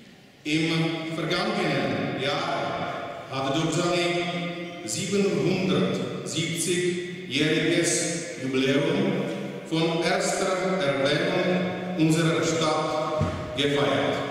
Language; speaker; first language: German; non-native, fluent; Czech